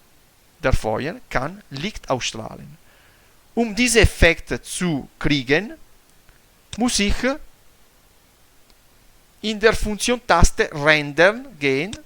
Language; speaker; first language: German; non-native, fluent; Italian